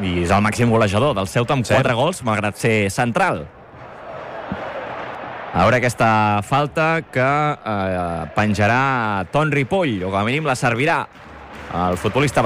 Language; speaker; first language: Catalan; native; Catalan